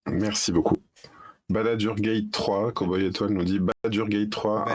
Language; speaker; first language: French; native; French